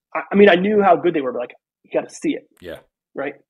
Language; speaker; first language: English; native; English